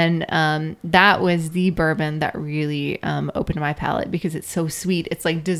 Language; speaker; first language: English; native; English